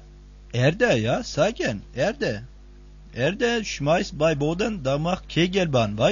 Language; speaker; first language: German; non-native, learner; Turkish